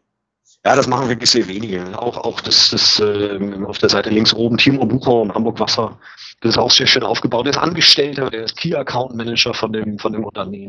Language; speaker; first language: German; native; German